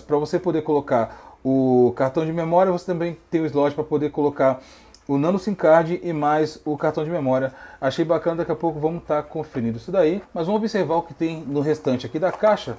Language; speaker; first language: Portuguese; native; Portuguese